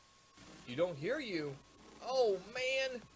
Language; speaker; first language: English; native; English